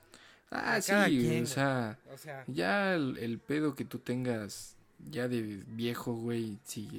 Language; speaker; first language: Spanish; native; Spanish